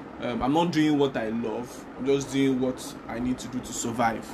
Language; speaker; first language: English; non-native, local second language; Yoruba